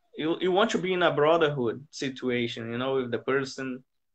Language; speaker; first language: English; non-native, fluent; Portuguese